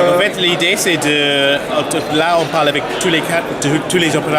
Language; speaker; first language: French; non-native, learner; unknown